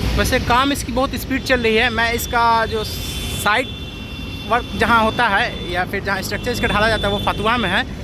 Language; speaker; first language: Hindi; native; Hindi